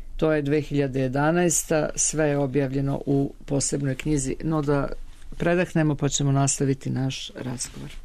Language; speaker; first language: Serbian; native; Serbian